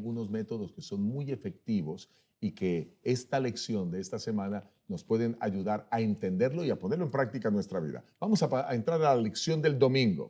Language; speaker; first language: Spanish; native; Spanish